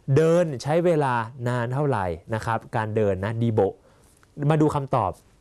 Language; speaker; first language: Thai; native; Thai